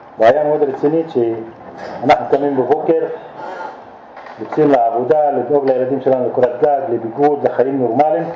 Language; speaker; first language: Hebrew; non-native, local second language; Arabic